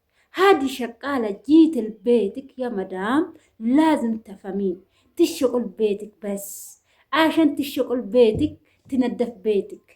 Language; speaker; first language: Arabic; non-native, learner; Oromo